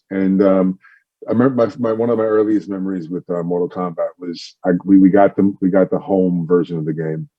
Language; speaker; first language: English; native; English